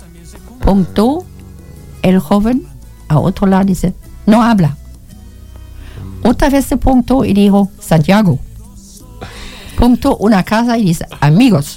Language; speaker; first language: Spanish; non-native, learner; German